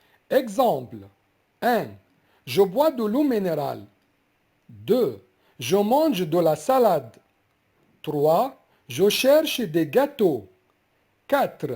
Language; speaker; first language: French; non-native, fluent; Arabic